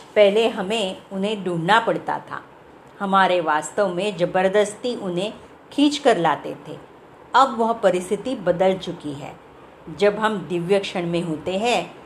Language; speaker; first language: Hindi; non-native, local second language; Marathi